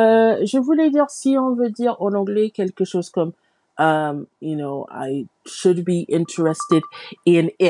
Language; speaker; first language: French; non-native, fluent; English